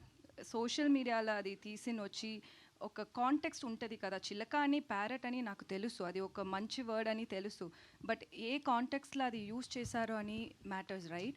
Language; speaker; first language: Telugu; non-native, learner; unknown